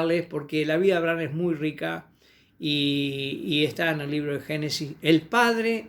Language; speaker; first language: Spanish; native; Spanish